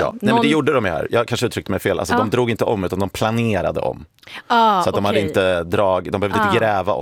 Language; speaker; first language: Swedish; native; Swedish